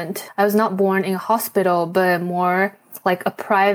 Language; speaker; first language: English; non-native, fluent; Chinese